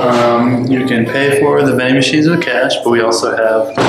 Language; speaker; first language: English; native; English